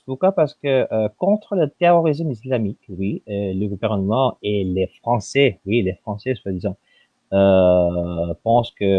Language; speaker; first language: French; non-native, fluent; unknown